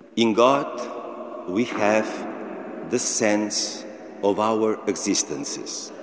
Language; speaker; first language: English; non-native, learner; Catalan